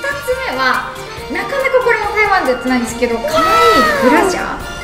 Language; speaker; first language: Japanese; native; Japanese